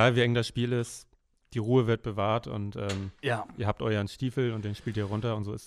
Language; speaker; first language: German; native; German